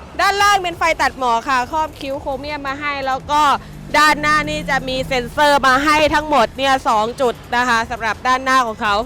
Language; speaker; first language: Thai; native; Thai